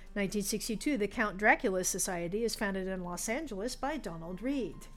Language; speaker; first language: English; native; English